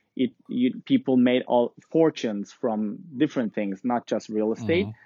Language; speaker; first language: English; non-native, fluent; Turkish